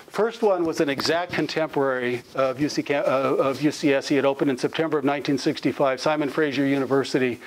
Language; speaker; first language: English; native; English